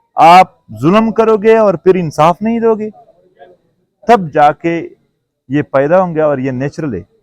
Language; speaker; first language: Urdu; non-native, local second language; Pashto